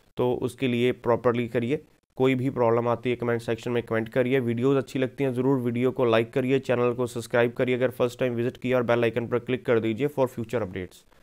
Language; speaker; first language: Hindi; non-native, local second language; Punjabi